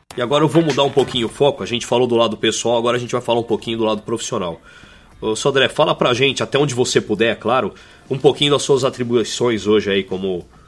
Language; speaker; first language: Portuguese; native; Portuguese